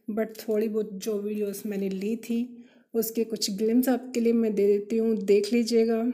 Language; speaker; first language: Hindi; non-native, local second language; Kannada